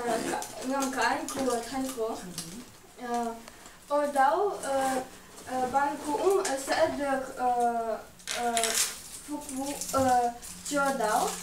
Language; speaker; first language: Vietnamese; non-native, learner; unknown